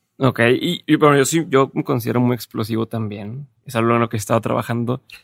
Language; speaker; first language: Spanish; native; Spanish